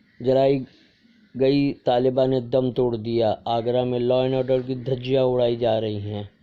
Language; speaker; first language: Urdu; native; Urdu